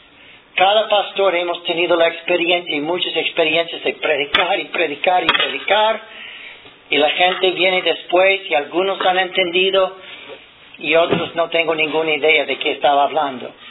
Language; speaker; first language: Spanish; non-native, fluent; English